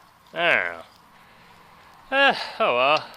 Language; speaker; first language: English; native; English